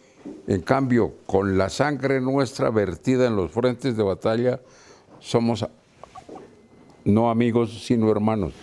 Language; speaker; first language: Spanish; native; Spanish